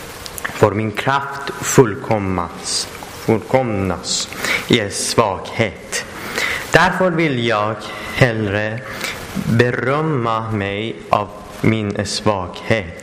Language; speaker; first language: Swedish; non-native, learner; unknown